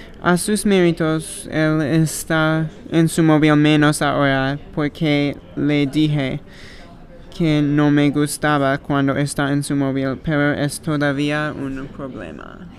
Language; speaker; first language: Spanish; non-native, learner; English